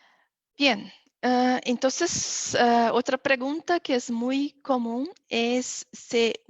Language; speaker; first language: Spanish; non-native, fluent; Portuguese